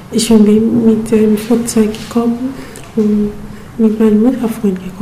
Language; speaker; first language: German; non-native, learner; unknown